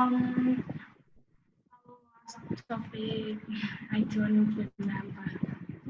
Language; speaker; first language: English; non-native, learner; Vietnamese